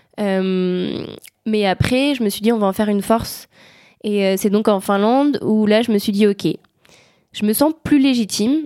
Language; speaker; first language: French; native; French